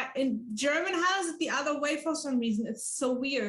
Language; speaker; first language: English; non-native, fluent; German